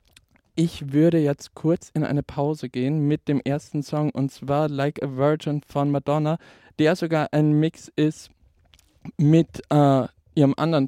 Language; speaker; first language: German; native; German